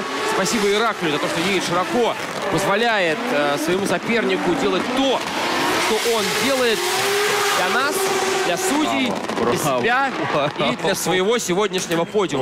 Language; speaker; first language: Russian; native; Russian